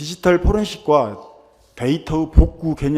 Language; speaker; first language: Korean; native; Korean